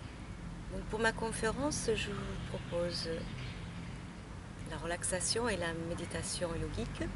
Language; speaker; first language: French; non-native, fluent; English